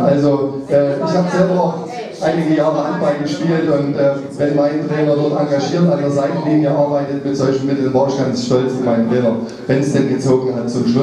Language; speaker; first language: German; native; German